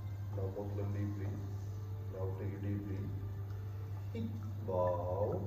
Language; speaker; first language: Vietnamese; non-native, learner; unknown